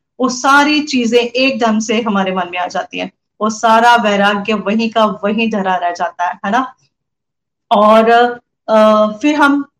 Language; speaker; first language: Hindi; non-native, local second language; Punjabi